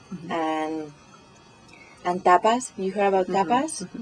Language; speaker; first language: English; non-native, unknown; Spanish